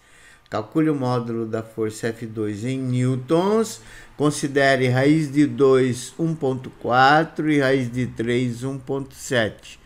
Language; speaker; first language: Portuguese; native; Portuguese